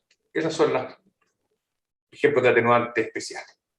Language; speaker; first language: Spanish; native; Spanish